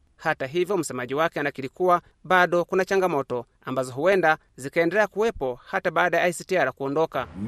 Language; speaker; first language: Swahili; non-native, local second language; Kinyarwanda